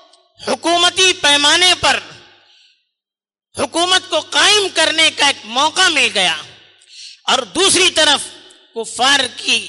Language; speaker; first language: Urdu; native; Urdu